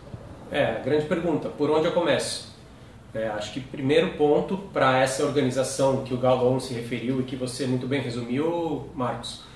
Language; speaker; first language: Portuguese; native; Portuguese